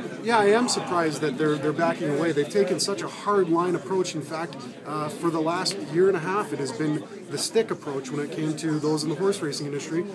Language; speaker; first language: English; native; English